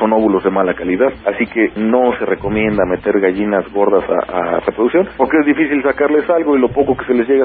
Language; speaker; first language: Spanish; native; Spanish